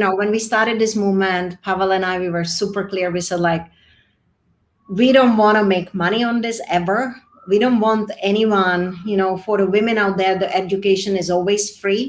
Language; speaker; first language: English; non-native, fluent; Czech